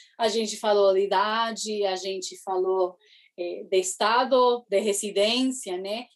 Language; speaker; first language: Portuguese; non-native, fluent; Spanish